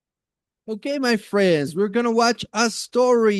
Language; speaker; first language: English; non-native, fluent; Spanish